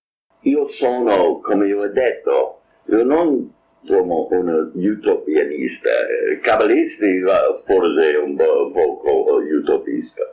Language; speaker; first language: Italian; non-native, fluent; English